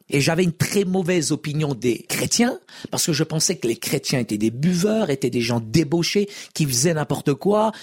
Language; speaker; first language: French; non-native, local second language; Arabic